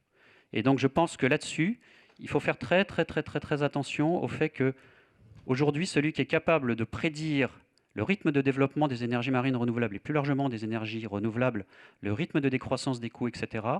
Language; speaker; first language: French; native; French